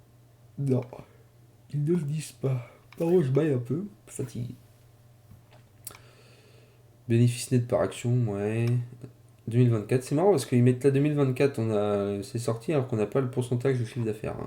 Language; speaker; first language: French; native; French